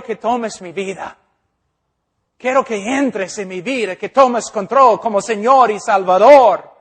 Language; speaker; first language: Spanish; non-native, fluent; English